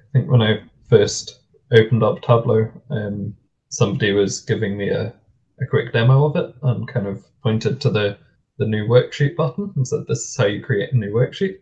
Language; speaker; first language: English; native; English